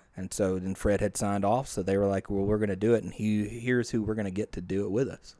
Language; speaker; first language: English; native; English